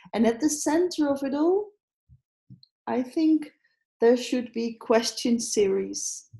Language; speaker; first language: English; non-native, fluent; Dutch